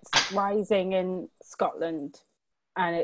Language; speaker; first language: English; native; English